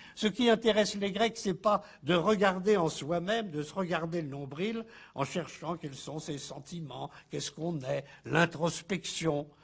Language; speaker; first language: French; native; French